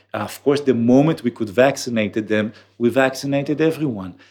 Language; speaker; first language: English; non-native, fluent; Hebrew